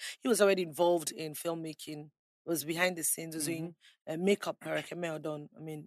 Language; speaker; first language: English; non-native, local second language; Ibibio